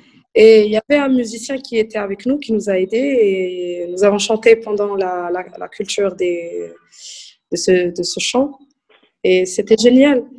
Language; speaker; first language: French; non-native, local second language; Arabic